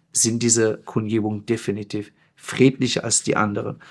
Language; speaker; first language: German; non-native, fluent; Persian